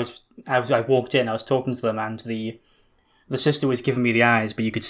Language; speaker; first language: English; native; English